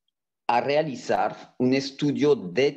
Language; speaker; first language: Spanish; non-native, fluent; French